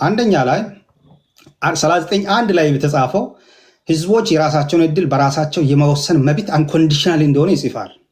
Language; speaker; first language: Amharic; non-native, local second language; Hadiyya